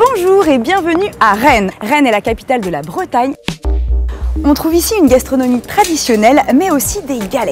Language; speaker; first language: French; native; French